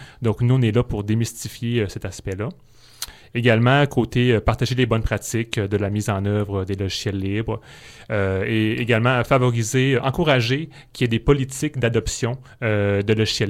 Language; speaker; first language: French; native; French